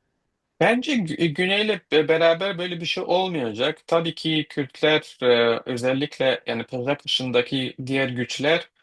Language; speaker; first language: Turkish; non-native, fluent; Kurdish